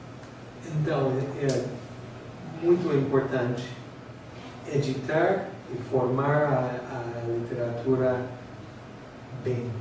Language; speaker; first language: Portuguese; non-native, fluent; English